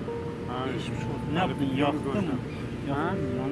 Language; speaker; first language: Turkish; native; Turkish